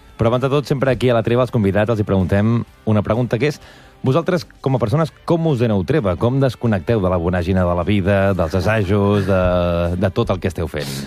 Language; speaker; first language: Catalan; native; Catalan